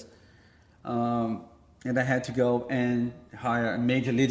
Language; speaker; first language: English; non-native, fluent; Portuguese